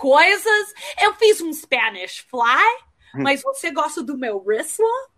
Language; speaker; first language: Portuguese; early bilingual, heritage; Portuguese